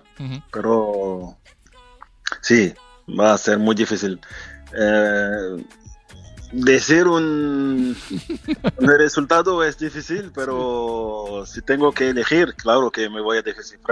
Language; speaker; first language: Spanish; non-native, fluent; French